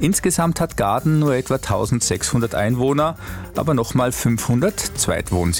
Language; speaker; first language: German; native; German